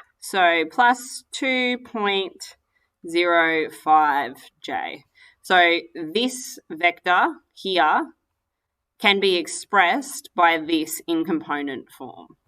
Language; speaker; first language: English; native; English